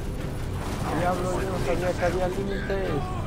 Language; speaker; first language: Spanish; native; Spanish